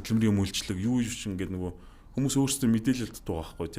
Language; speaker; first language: Mongolian; native; Mongolian